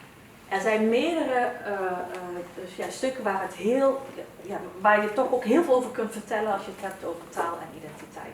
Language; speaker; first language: Dutch; early bilingual, other home language; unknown